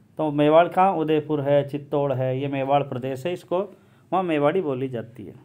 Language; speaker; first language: Hindi; native; Hindi